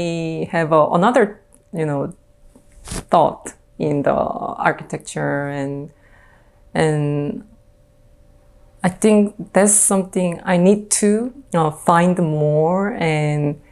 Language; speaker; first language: English; non-native, fluent; Korean